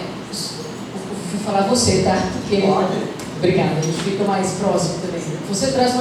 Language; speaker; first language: Portuguese; native; Portuguese